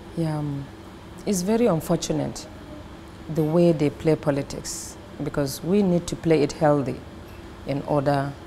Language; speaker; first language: English; non-native, local second language; Fula